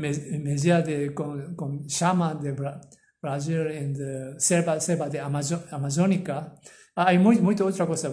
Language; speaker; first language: Portuguese; non-native, learner; Korean